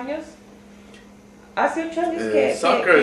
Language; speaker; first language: Spanish; native; Spanish